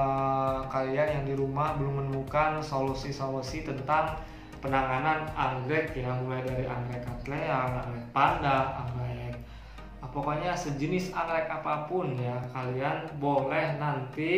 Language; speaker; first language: Indonesian; native; Indonesian